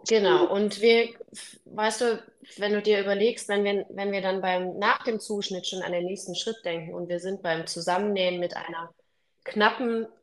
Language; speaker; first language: German; native; German